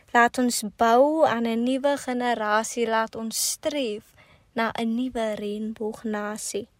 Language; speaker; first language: Afrikaans; native; Afrikaans